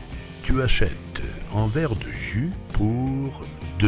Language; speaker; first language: French; non-native, fluent; Russian